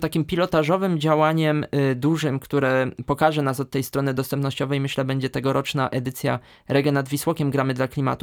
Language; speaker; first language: Polish; native; Polish